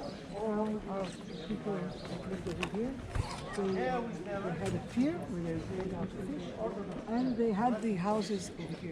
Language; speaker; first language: English; non-native, fluent; Hebrew